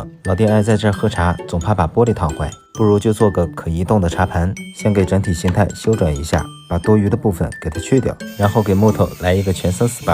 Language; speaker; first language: Chinese; native; Chinese